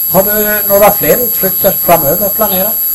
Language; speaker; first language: Swedish; native; Swedish